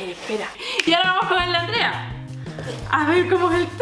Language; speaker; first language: Spanish; native; Spanish